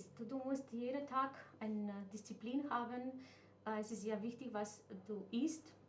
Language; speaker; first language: German; non-native, fluent; Macedonian